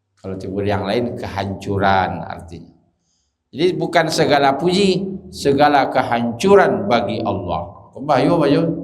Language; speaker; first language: Malay; non-native, local second language; Minangkabau